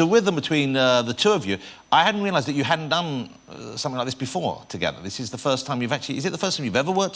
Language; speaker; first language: English; native; English